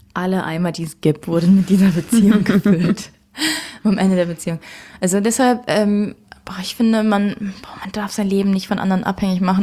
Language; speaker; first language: German; native; German